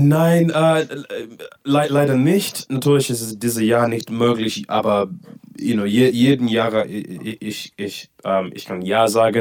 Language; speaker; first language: German; non-native, learner; English